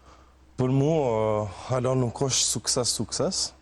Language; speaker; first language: Albanian; early bilingual, heritage; Albanian